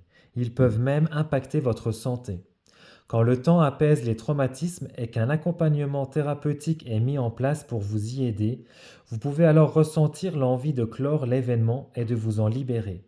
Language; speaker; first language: French; native; French